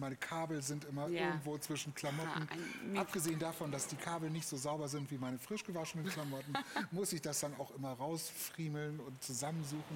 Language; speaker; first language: German; native; German